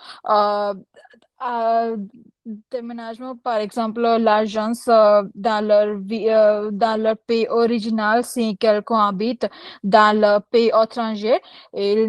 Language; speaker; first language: French; non-native, learner; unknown